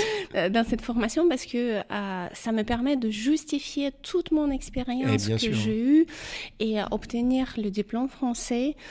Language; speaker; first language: French; non-native, fluent; Ukrainian